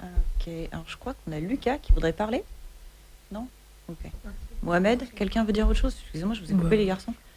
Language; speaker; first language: French; native; French